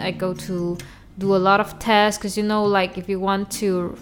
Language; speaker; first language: English; non-native, local second language; Chinese